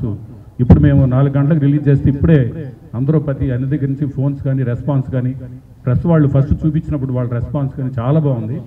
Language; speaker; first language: Telugu; native; Telugu